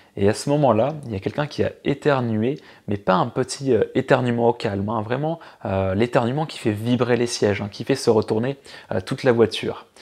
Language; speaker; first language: French; native; French